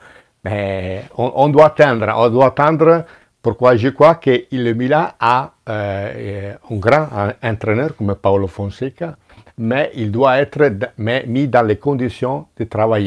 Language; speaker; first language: French; non-native, fluent; Italian